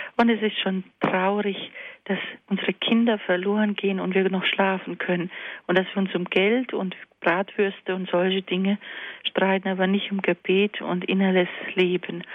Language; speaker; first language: German; early bilingual, other home language; Croatian